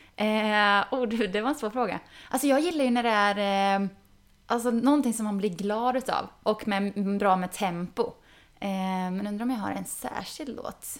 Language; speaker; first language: Swedish; native; Swedish